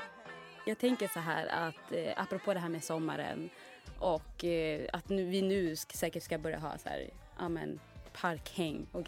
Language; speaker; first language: Swedish; native; Swedish